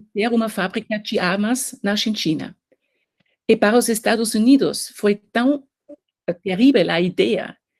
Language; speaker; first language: Portuguese; non-native, fluent; German